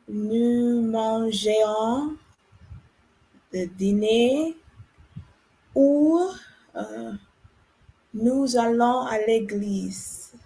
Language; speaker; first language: French; non-native, learner; English